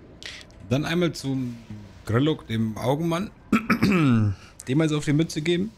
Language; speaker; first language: German; native; German